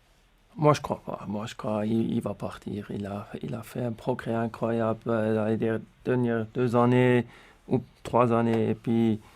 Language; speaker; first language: French; non-native, local second language; Swiss German